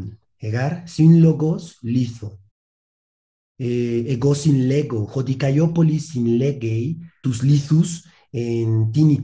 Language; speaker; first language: Greek; non-native, fluent; Spanish